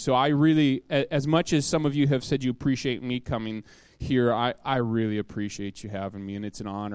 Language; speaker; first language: English; native; English